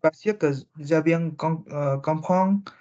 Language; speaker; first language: French; non-native, learner; Vietnamese